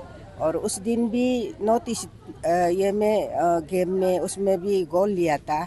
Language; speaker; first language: Hindi; non-native, local second language; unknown